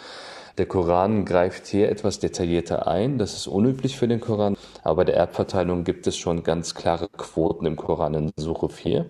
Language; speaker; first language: German; native; German